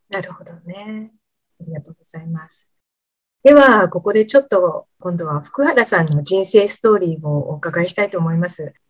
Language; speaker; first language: Japanese; native; Japanese